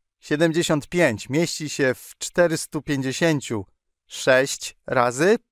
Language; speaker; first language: Polish; native; Polish